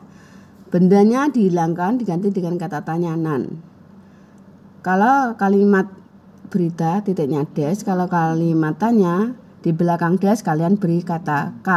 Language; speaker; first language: Indonesian; native; Indonesian